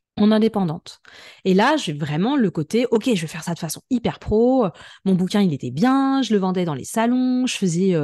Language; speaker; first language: French; native; French